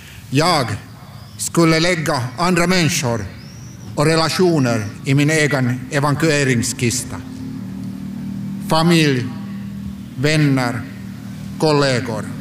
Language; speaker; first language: Swedish; non-native, local second language; Finnish